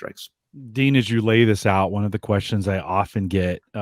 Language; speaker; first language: English; native; English